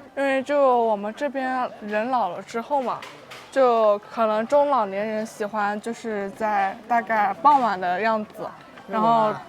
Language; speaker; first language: Chinese; native; Chinese